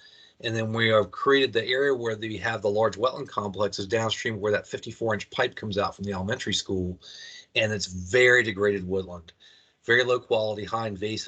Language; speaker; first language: English; native; English